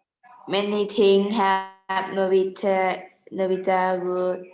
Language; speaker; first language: English; non-native, learner; Vietnamese